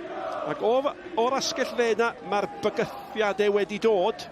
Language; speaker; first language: Welsh; native; Welsh